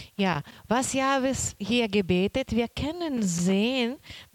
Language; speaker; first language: German; non-native, learner; Portuguese